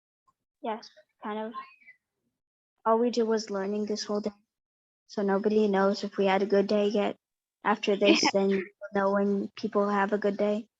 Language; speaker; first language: English; non-native, learner; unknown